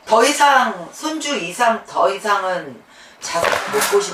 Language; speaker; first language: Korean; native; Korean